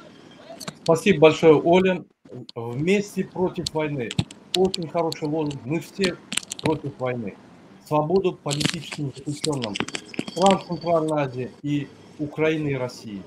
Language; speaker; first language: Russian; non-native, fluent; Turkmen